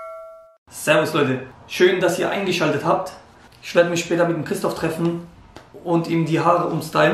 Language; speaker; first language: German; native; German